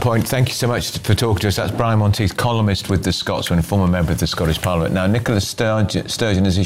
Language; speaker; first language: English; native; English